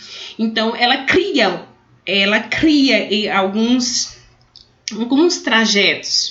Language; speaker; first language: Portuguese; native; Portuguese